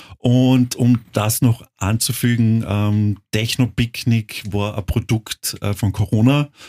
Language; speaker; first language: German; native; German